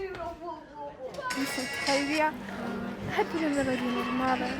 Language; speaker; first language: French; non-native, learner; Romanian